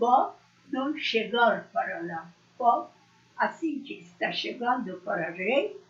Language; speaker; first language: Portuguese; non-native, learner; Persian